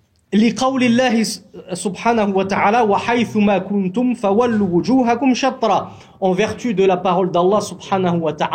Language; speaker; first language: Arabic; non-native, fluent; French